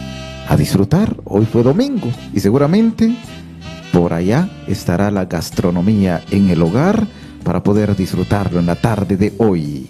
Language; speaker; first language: Spanish; native; Spanish